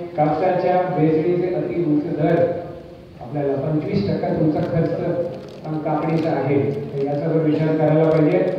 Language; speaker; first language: Marathi; non-native, local second language; Hindi